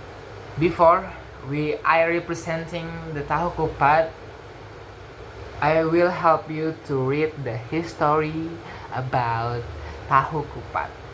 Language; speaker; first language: English; non-native, learner; Indonesian